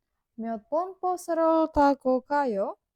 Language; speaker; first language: Korean; non-native, learner; Indonesian